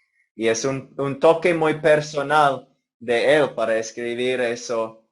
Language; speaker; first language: Spanish; non-native, fluent; English